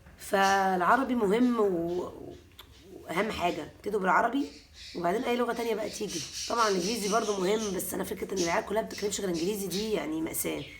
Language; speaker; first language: Arabic; native; Arabic